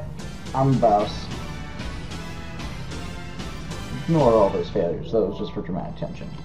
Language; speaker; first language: English; native; English